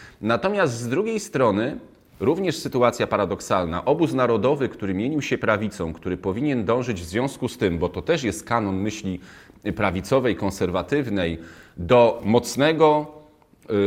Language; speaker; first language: Polish; native; Polish